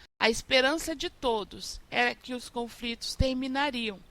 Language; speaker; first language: Portuguese; native; Portuguese